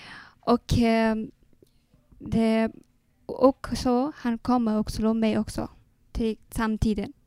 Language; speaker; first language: Swedish; non-native, learner; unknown